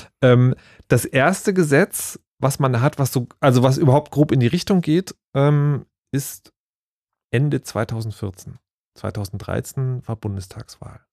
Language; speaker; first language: German; native; German